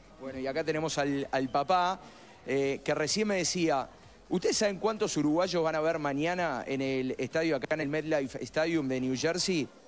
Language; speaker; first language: Spanish; native; Spanish